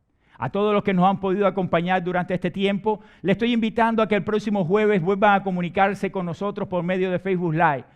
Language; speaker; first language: Spanish; native; Spanish